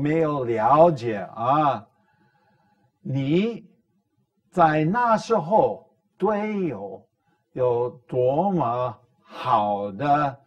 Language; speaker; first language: Chinese; non-native, fluent; English